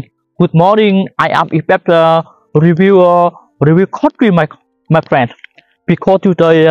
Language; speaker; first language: English; non-native, learner; Vietnamese